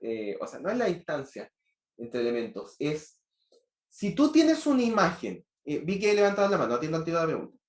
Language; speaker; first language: Spanish; native; Spanish